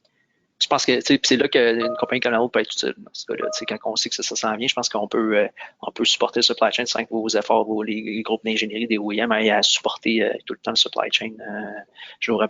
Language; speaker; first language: French; native; French